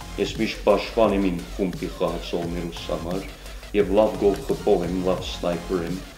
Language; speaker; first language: Armenian; early bilingual, heritage; Armenian